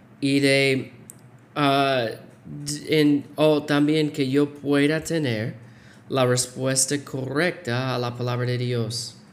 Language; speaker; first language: Spanish; non-native, fluent; English